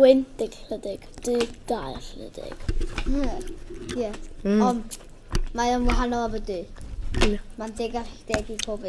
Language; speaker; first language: Welsh; non-native, local second language; English